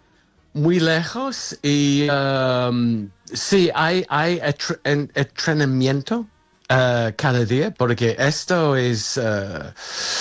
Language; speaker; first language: Spanish; non-native, fluent; English